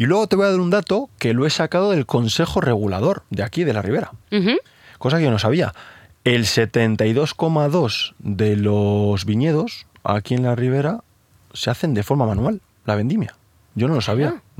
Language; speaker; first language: Spanish; native; Spanish